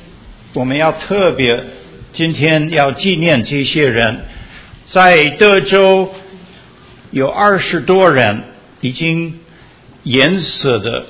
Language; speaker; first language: Chinese; early bilingual, heritage; Chinese